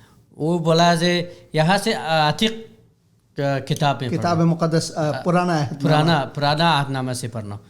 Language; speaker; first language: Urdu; non-native, learner; Hazaragi